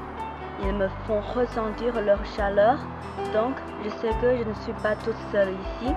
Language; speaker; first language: French; non-native, fluent; Chinese